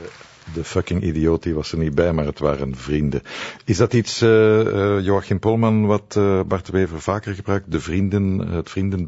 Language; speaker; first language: Dutch; native; Dutch